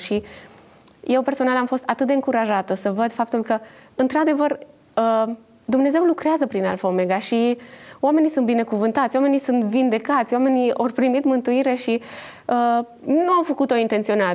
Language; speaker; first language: Romanian; native; Romanian